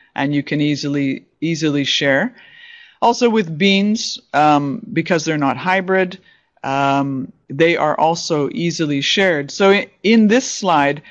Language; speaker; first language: English; native; English